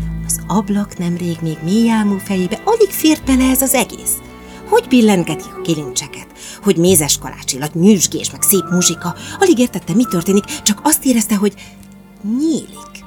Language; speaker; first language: Hungarian; native; Hungarian